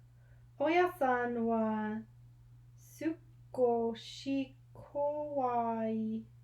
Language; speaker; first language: Japanese; non-native, learner; English